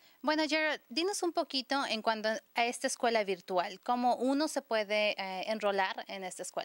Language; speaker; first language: Spanish; native; Spanish